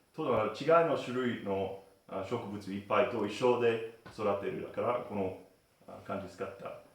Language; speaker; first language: Japanese; non-native, learner; English